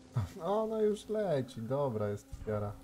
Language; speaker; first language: Polish; native; Polish